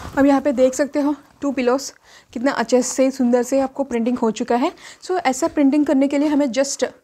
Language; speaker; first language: Hindi; non-native, local second language; Telugu